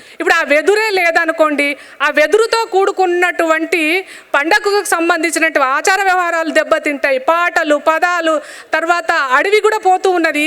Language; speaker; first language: Telugu; non-native, local second language; Lambadi